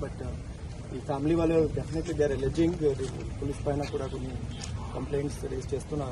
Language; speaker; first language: Telugu; non-native, learner; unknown